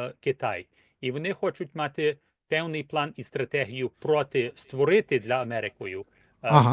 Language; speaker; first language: Ukrainian; early bilingual, heritage; Ukrainian